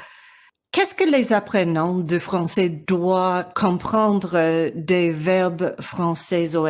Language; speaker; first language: French; non-native, learner; English